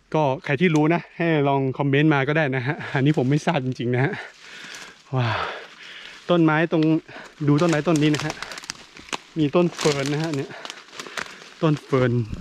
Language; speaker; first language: Thai; non-native, local second language; S'gaw Karen